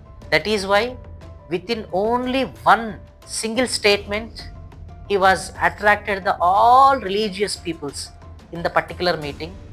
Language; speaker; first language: English; non-native, local second language; Telugu